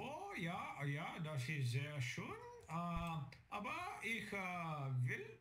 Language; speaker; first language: German; non-native, learner; Bulgarian